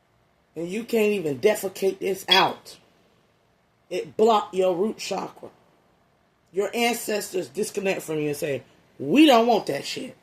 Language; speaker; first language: English; native; English